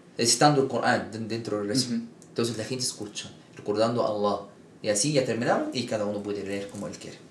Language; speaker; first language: Spanish; non-native, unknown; Arabic